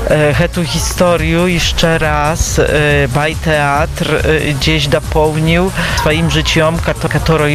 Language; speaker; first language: Polish; non-native, local second language; Belarusian